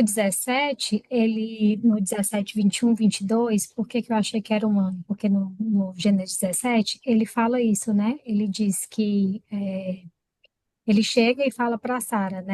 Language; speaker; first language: Portuguese; native; Portuguese